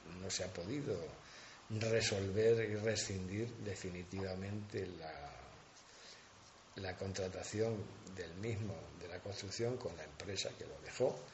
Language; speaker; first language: Spanish; native; Spanish